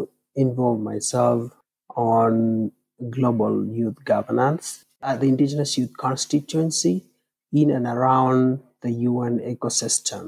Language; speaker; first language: English; non-native, local second language; Kalenjin